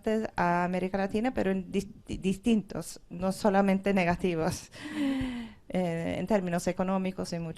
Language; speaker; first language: Spanish; non-native, fluent; Norwegian